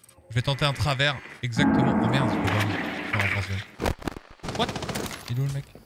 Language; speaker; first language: French; native; French